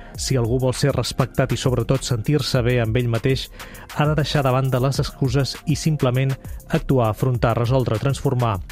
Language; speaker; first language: Catalan; native; Catalan